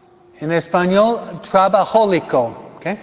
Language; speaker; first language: Spanish; non-native, fluent; English